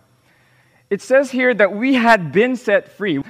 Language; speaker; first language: English; non-native, local second language; Filipino